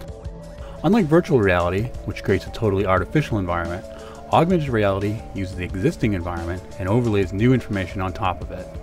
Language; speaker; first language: English; native; English